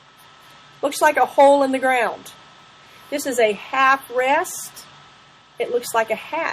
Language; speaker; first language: English; native; English